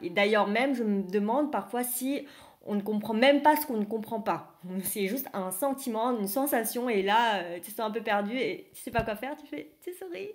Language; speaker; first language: French; early bilingual, other home language; Vietnamese